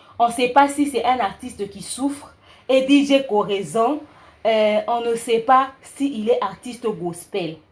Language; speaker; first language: French; non-native, local second language; Lingala